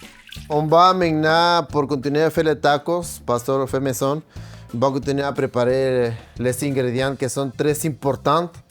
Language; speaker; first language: French; non-native, fluent; Spanish